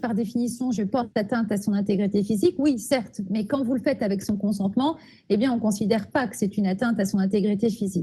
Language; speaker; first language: French; native; French